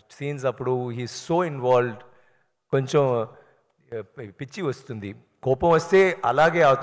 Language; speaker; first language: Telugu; non-native, learner; Tamil